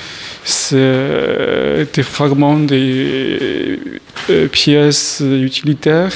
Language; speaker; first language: French; non-native, fluent; Chinese